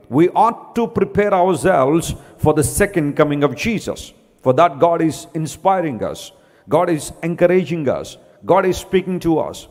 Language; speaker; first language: English; non-native, local second language; Telugu